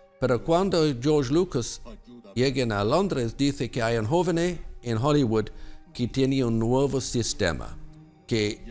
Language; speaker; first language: Spanish; non-native, learner; English